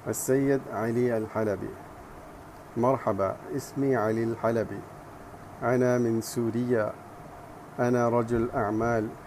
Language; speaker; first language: Arabic; non-native, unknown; Urdu